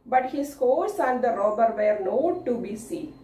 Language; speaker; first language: English; non-native, local second language; Malayalam